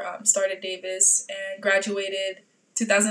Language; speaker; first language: English; native; English